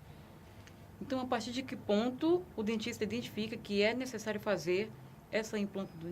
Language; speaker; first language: Portuguese; native; Portuguese